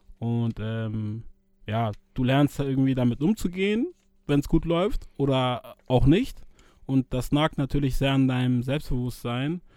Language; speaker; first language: German; early bilingual, other home language; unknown